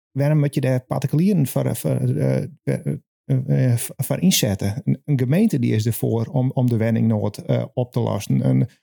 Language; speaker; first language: Dutch; non-native, local second language; Western Frisian